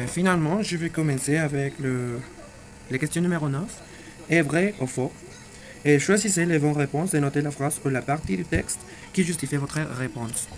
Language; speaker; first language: French; non-native, learner; Spanish